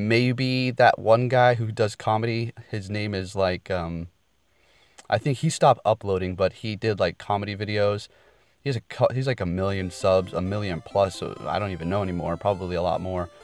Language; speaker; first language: English; native; English